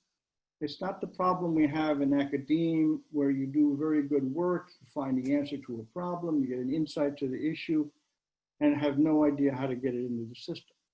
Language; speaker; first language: English; native; English